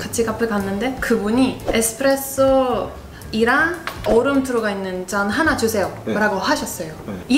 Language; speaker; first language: Korean; non-native, fluent; Italian